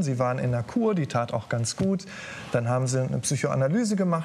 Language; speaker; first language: German; native; German